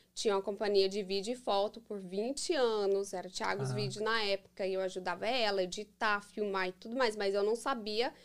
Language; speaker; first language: Portuguese; early bilingual, heritage; English